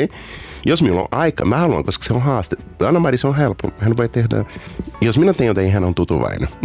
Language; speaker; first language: Finnish; non-native, learner; Portuguese